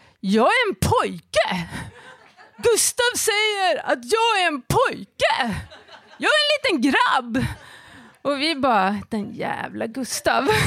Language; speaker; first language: Swedish; native; Swedish